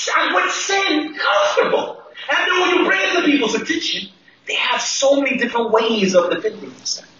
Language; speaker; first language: English; native; English